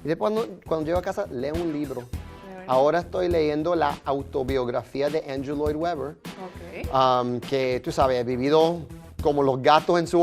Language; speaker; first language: Spanish; early bilingual, heritage; Spanish